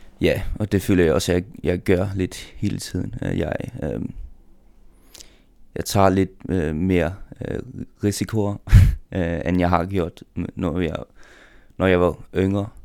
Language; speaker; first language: Danish; non-native, local second language; Faroese